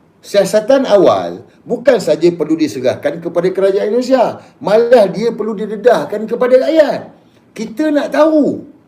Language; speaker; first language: Malay; native; Malay